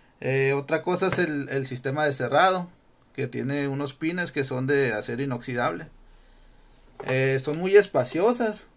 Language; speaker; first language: Spanish; native; Spanish